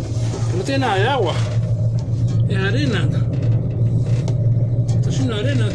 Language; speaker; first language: Spanish; native; Spanish